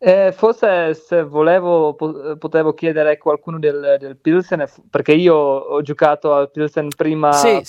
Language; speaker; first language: Italian; non-native, learner; Czech